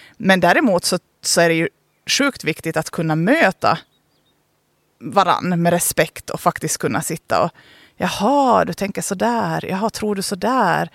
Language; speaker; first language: Swedish; native; Swedish